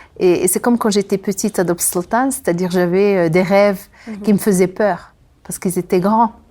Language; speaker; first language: French; non-native, local second language; Arabic